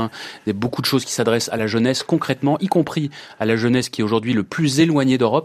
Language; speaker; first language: French; native; French